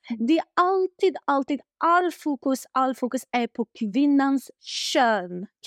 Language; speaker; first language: Swedish; non-native, fluent; Arabic